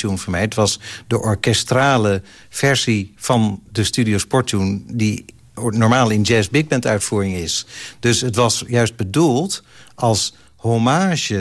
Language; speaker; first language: Dutch; native; Dutch